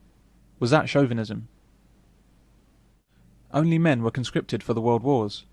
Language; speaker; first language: English; native; English